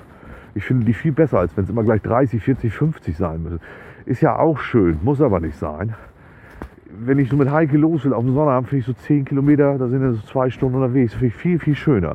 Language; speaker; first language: German; native; German